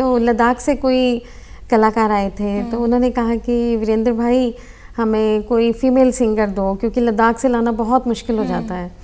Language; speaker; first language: Hindi; native; Hindi